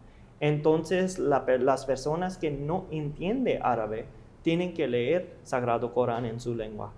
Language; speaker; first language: Spanish; non-native, learner; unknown